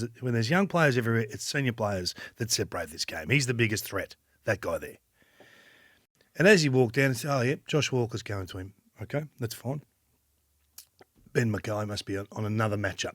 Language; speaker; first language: English; native; English